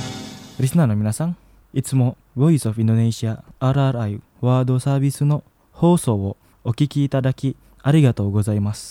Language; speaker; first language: Japanese; non-native, fluent; Indonesian